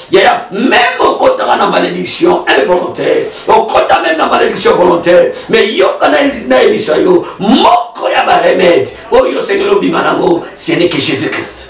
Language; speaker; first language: French; non-native, local second language; Lingala